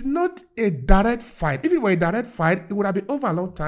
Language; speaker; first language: English; non-native, local second language; Esan